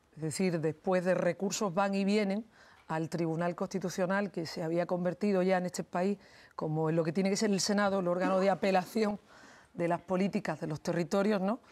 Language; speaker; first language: Spanish; native; Spanish